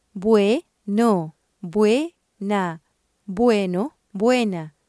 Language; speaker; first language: English; non-native, fluent; Spanish